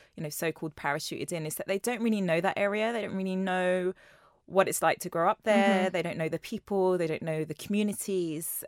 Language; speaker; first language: English; native; English